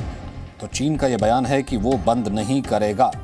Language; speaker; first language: Hindi; native; Hindi